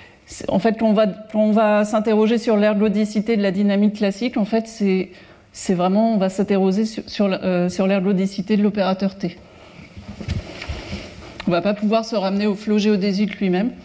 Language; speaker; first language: French; native; French